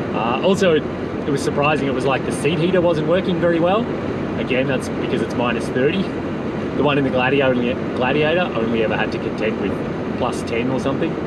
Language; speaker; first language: English; native; English